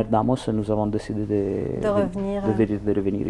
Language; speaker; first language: French; non-native, learner; Italian